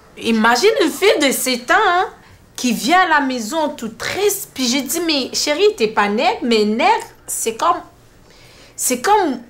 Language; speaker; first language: French; non-native, fluent; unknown